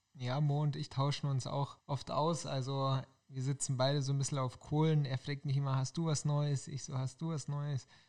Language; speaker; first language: German; native; German